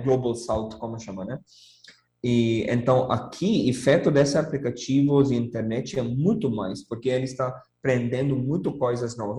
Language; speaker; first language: Portuguese; non-native, fluent; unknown